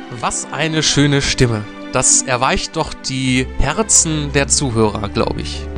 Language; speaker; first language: German; native; German